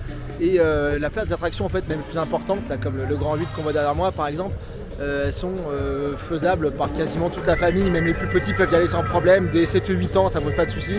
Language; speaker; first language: French; native; French